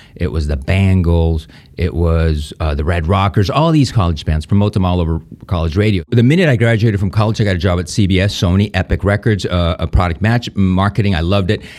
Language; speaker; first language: English; non-native, fluent; Spanish